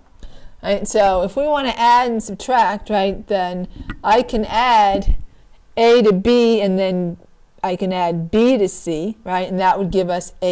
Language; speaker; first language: English; native; English